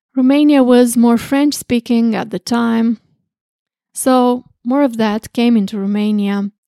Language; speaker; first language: English; non-native, fluent; Romanian